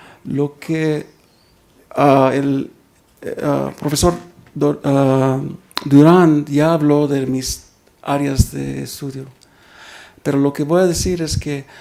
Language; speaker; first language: Spanish; early bilingual, heritage; Spanish